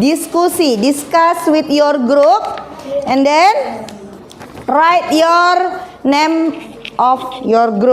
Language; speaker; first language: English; non-native, learner; Indonesian